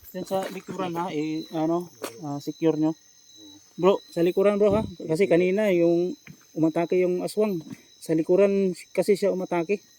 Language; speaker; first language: Filipino; non-native, local second language; Cebuano